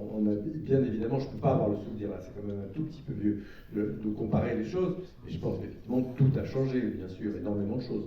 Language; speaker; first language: French; native; French